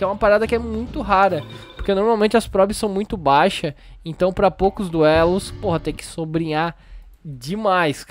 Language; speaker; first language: Portuguese; native; Portuguese